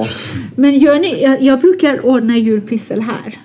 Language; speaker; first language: Swedish; non-native, fluent; Persian